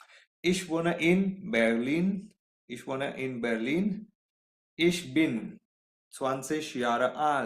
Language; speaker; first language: German; non-native, fluent; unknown